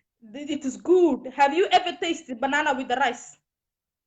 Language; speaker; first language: English; non-native, learner; Somali